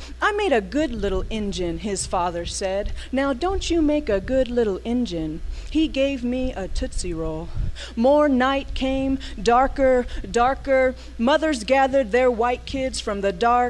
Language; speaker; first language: English; native; English